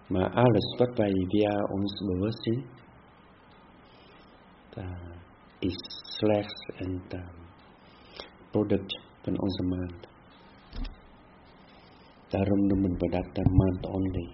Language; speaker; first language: Dutch; non-native, fluent; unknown